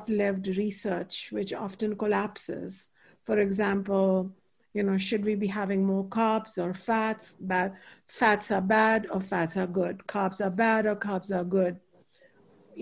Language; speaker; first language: English; non-native, local second language; Hindi